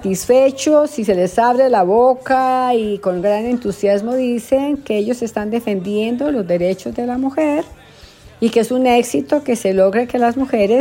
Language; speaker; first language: Spanish; native; Spanish